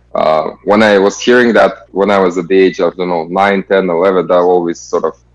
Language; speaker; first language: English; non-native, fluent; Kazakh